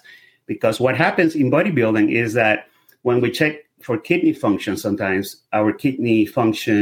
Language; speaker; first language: English; non-native, fluent; Spanish